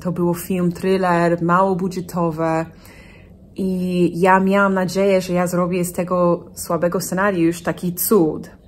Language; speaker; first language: Polish; non-native, fluent; English